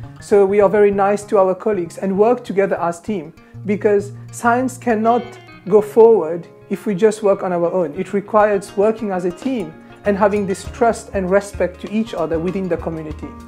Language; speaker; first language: English; non-native, local second language; Morisyen